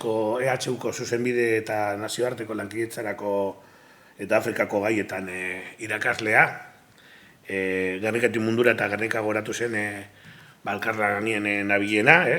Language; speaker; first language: Basque; native; Basque